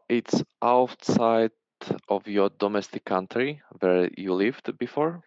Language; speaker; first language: English; non-native, fluent; Slovak